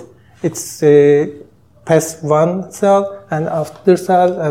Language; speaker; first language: English; non-native, learner; Turkish